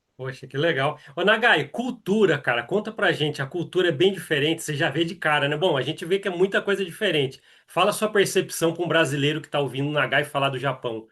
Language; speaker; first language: Portuguese; native; Portuguese